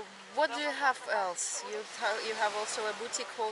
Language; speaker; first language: English; non-native, fluent; Russian